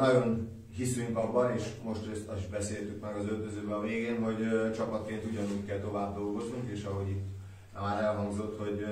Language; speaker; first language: Hungarian; native; Hungarian